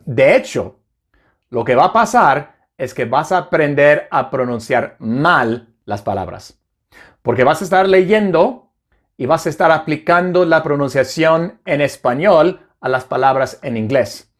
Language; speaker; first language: Spanish; non-native, fluent; English